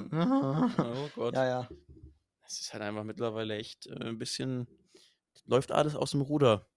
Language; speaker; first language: German; native; German